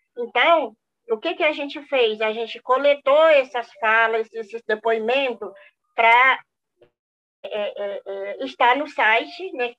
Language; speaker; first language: Portuguese; non-native, local second language; Guarani